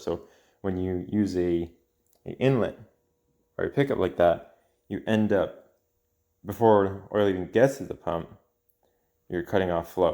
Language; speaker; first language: English; native; English